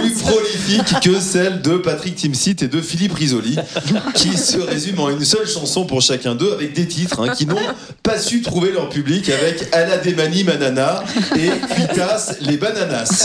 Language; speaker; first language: French; native; French